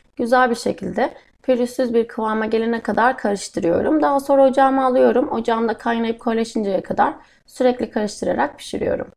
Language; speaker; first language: Turkish; native; Turkish